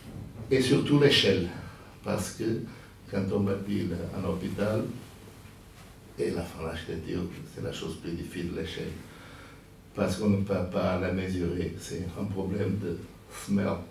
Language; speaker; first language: French; non-native, fluent; Portuguese